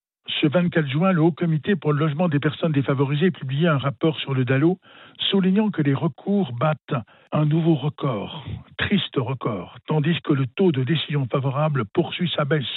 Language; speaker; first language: French; native; French